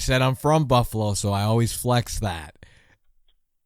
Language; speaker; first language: English; native; English